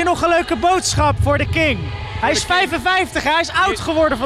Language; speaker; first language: Dutch; native; Dutch